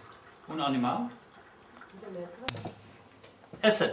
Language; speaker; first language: Spanish; non-native, learner; Dutch